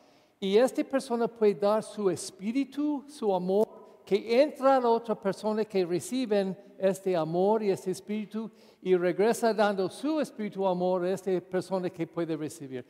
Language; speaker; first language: Spanish; non-native, fluent; English